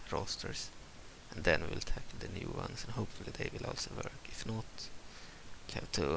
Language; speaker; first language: English; non-native, fluent; Swedish